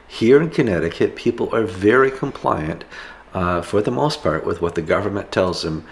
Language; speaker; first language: English; native; English